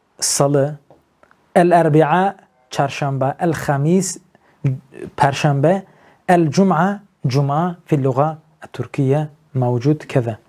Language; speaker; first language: Arabic; non-native, learner; Turkish